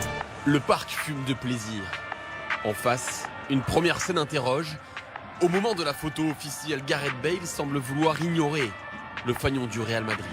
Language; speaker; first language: French; native; French